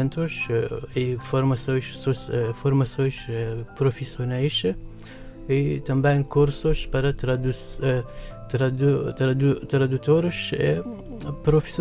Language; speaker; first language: Portuguese; non-native, fluent; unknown